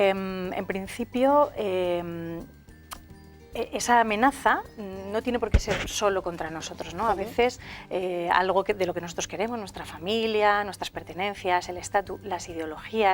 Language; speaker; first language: Spanish; native; Spanish